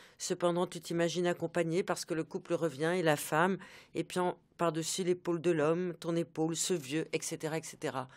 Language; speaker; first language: French; native; French